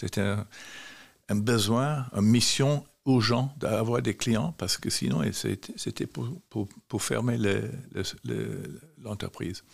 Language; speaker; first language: French; non-native, fluent; English